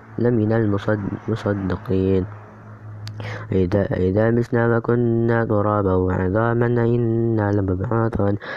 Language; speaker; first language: Arabic; non-native, learner; Indonesian